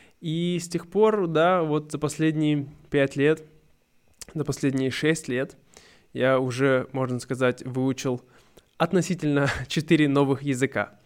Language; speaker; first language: Russian; native; Russian